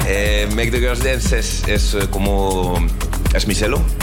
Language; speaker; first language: Spanish; non-native, learner; French